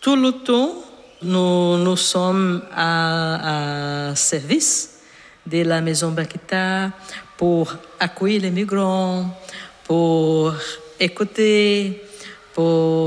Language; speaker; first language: French; non-native, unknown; Portuguese